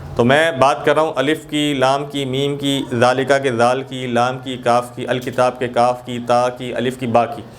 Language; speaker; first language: Urdu; native; Urdu